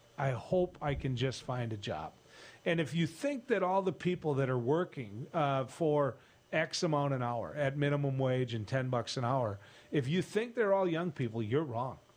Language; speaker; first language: English; native; English